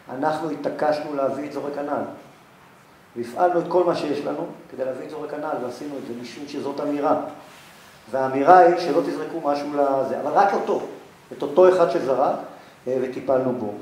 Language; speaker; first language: Hebrew; non-native, local second language; Arabic